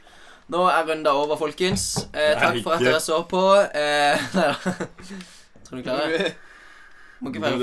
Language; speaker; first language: Norwegian; native; Norwegian